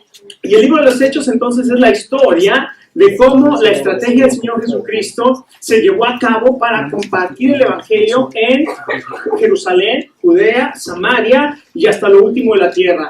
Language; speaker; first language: Spanish; native; Spanish